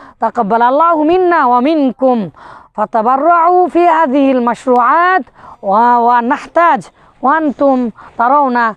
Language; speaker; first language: Arabic; non-native, fluent; Bangla